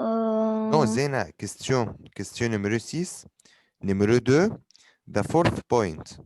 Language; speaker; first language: French; non-native, fluent; Arabic